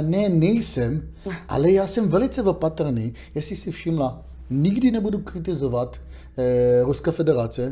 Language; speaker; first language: Czech; non-native, learner; Hebrew